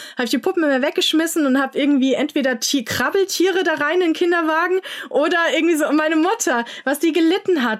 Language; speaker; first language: German; native; German